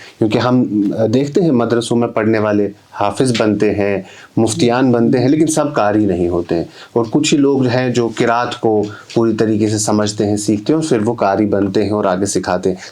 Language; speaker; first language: Urdu; non-native, local second language; Kashmiri